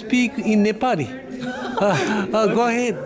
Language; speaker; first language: English; non-native, learner; Japanese